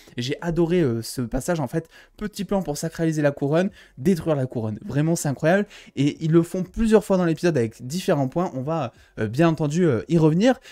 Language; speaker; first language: French; native; French